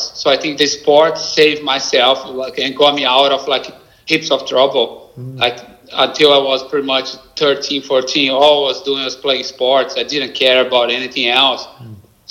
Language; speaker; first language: English; non-native, fluent; Portuguese